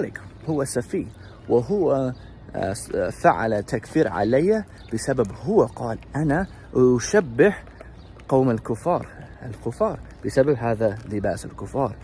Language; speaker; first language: Arabic; non-native, learner; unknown